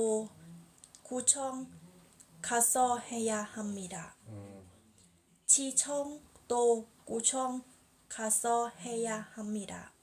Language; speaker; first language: Korean; non-native, learner; Thai